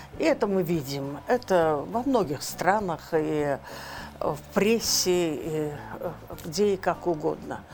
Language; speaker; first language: Russian; non-native, local second language; Kyrgyz